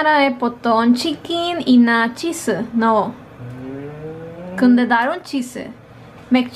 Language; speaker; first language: Korean; non-native, learner; Spanish